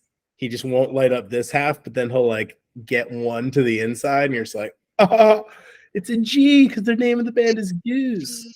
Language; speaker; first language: English; native; English